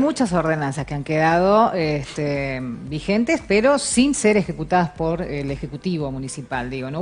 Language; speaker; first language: Spanish; native; Spanish